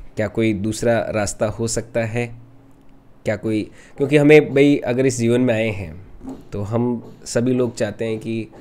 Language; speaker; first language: Hindi; non-native, local second language; Rajasthani